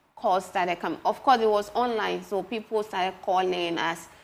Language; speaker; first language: English; non-native, local second language; Ga